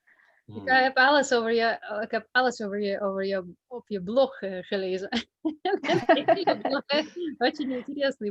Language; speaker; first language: Dutch; non-native, fluent; Russian